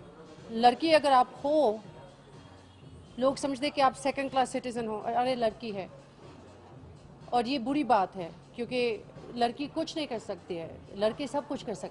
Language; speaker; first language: Hindi; early bilingual, heritage; English